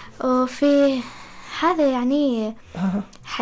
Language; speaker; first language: Arabic; non-native, learner; Persian